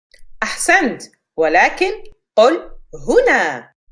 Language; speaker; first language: Arabic; non-native, fluent; French